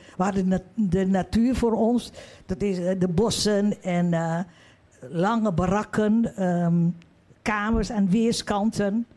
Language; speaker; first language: Dutch; early bilingual, other home language; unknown